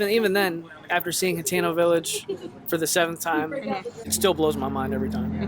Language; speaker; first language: English; native; English